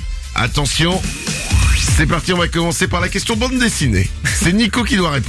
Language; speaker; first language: French; native; French